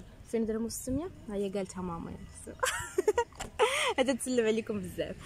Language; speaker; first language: Arabic; native; Arabic